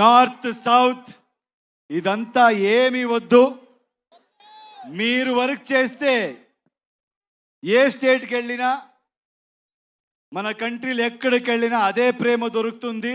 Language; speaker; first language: Telugu; non-native, learner; Kannada